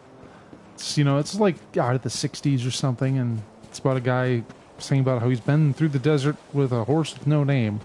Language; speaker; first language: English; native; English